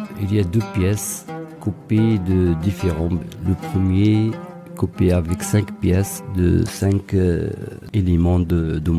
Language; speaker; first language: French; non-native, local second language; Arabic